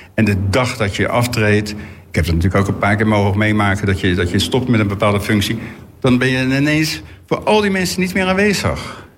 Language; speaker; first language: Dutch; native; Dutch